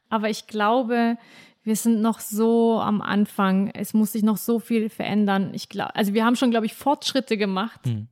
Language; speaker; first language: German; early bilingual, other home language; Turkish